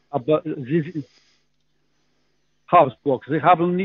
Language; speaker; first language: German; non-native, learner; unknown